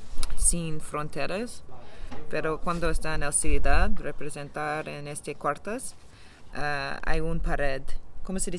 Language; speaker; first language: Spanish; non-native, learner; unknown